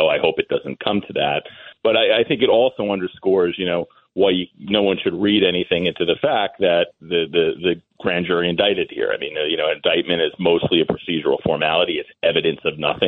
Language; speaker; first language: English; native; English